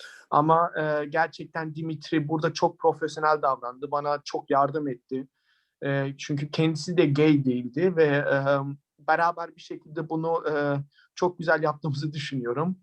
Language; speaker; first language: Turkish; early bilingual, heritage; Turkish